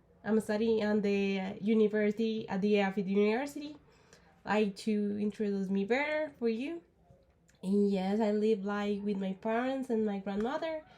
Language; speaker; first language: English; non-native, learner; Spanish